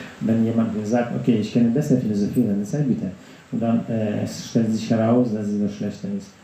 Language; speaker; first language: German; non-native, fluent; Russian